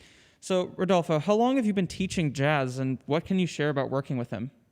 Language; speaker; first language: English; native; English